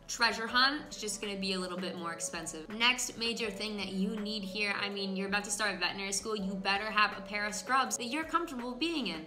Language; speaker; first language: English; native; English